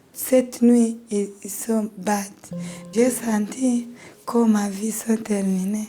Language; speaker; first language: French; non-native, learner; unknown